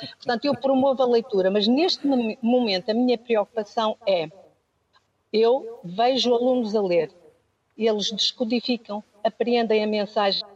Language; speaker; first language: Portuguese; native; Portuguese